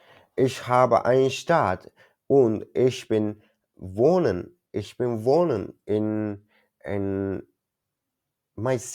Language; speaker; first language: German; non-native, learner; Turkish